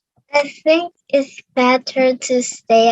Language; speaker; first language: English; non-native, learner; Cantonese